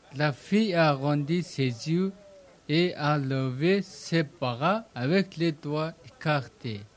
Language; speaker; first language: French; non-native, learner; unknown